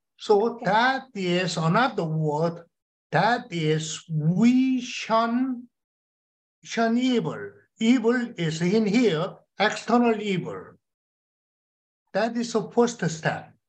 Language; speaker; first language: English; non-native, learner; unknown